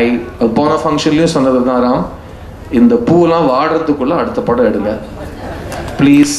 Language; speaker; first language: Tamil; native; Tamil